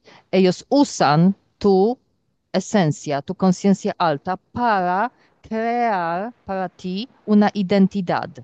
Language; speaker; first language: Spanish; non-native, learner; Polish